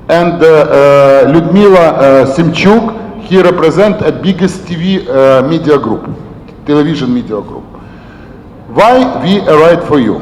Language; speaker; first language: English; non-native, learner; Ukrainian